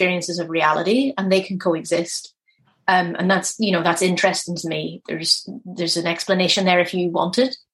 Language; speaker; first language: English; native; English